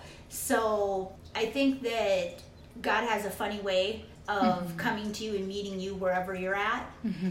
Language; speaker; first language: English; native; English